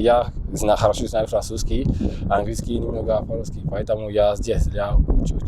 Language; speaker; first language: Russian; non-native, learner; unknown